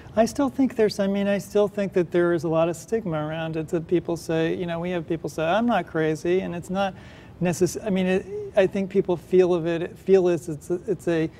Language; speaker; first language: English; native; English